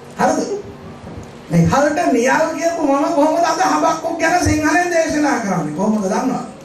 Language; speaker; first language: Sinhala; non-native, local second language; Tamil